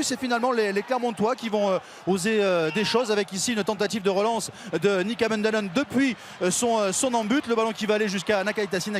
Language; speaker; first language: French; native; French